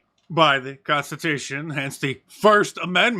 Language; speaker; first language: English; native; English